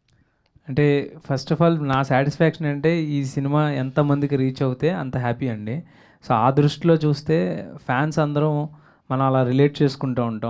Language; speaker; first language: Telugu; native; Telugu